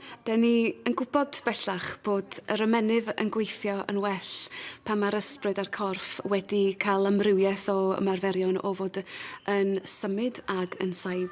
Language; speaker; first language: Welsh; native; Welsh